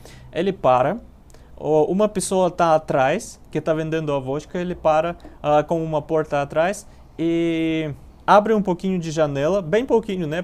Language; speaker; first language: Portuguese; non-native, learner; Russian